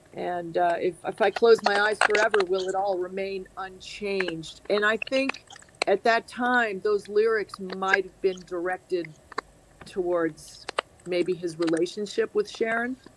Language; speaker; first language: English; native; English